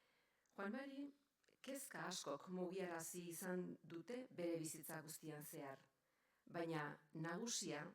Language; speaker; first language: Basque; native; Basque